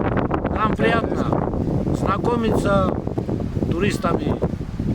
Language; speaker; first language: Russian; non-native, fluent; Georgian